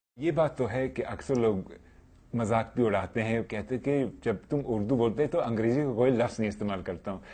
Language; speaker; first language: Urdu; non-native, fluent; English